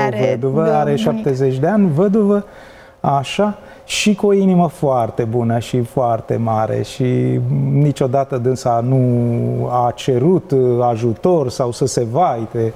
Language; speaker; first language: Romanian; native; Romanian